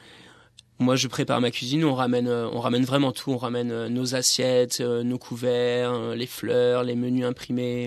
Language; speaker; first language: French; native; French